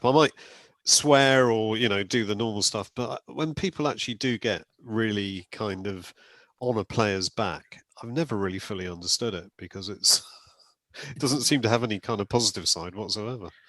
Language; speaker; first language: English; native; English